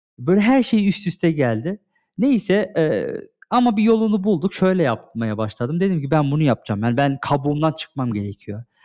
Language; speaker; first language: Turkish; early bilingual, heritage; Turkish